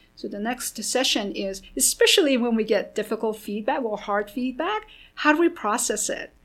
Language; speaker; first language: English; early bilingual, other home language; Korean